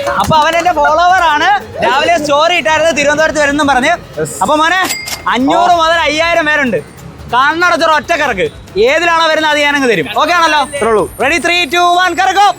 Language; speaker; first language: Malayalam; native; Malayalam